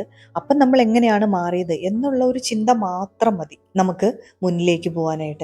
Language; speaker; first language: Malayalam; native; Malayalam